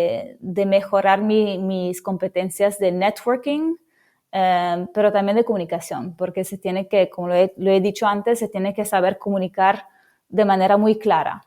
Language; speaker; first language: Spanish; non-native, fluent; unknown